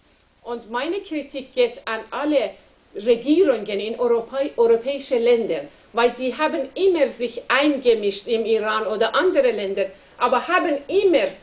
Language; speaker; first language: German; non-native, learner; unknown